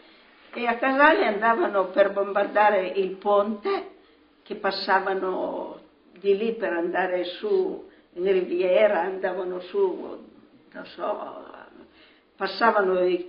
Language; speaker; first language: Italian; native; Italian